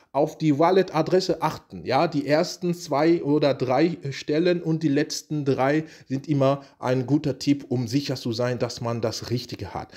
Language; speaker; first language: German; non-native, fluent; French